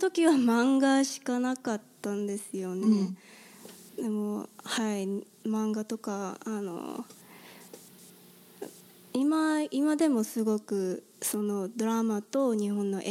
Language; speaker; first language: Japanese; non-native, fluent; English